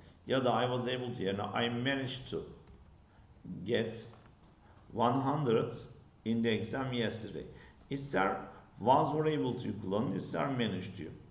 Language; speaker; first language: English; non-native, fluent; Turkish